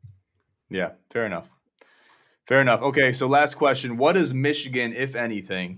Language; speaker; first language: English; native; English